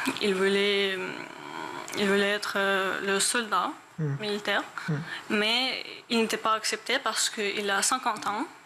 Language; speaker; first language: French; non-native, learner; Ukrainian